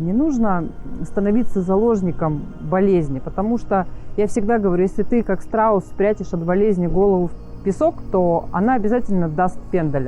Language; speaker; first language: Russian; native; Russian